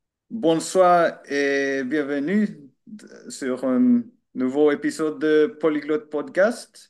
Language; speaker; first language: French; non-native, learner; Finnish